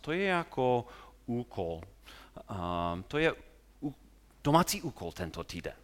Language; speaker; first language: Czech; non-native, fluent; English